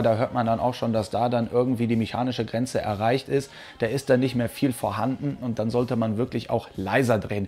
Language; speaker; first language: German; native; German